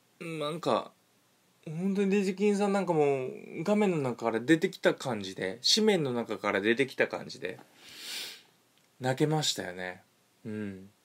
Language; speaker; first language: Japanese; native; Japanese